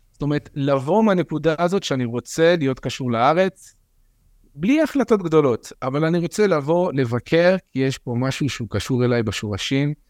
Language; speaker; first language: Hebrew; early bilingual, other home language; French